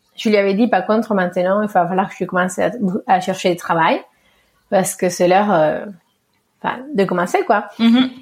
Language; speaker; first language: French; early bilingual, other home language; Spanish